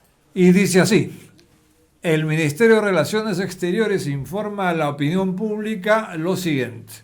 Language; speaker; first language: Spanish; native; Spanish